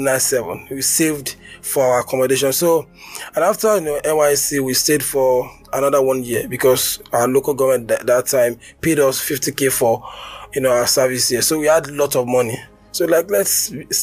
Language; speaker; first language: English; non-native, local second language; Yoruba